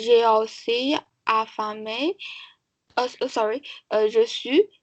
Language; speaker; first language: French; non-native, learner; Chinese